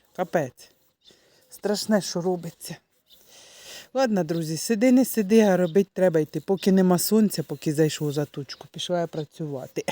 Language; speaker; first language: Ukrainian; native; Ukrainian